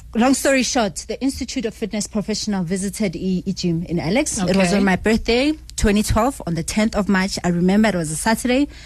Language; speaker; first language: English; non-native, local second language; Zulu